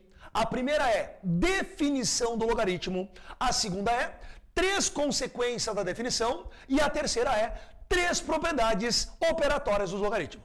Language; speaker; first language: Portuguese; native; Portuguese